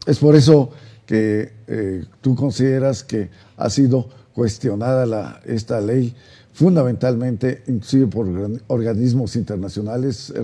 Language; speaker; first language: Spanish; native; Spanish